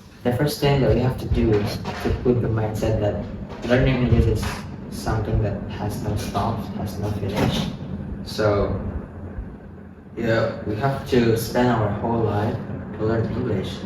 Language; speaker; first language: English; non-native, fluent; Indonesian